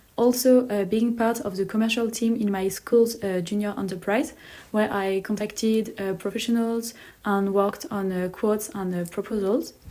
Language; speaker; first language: English; non-native, fluent; French